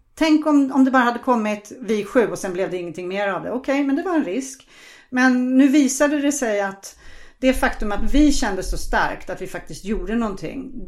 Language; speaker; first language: Swedish; non-native, fluent; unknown